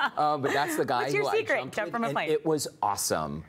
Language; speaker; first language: English; native; English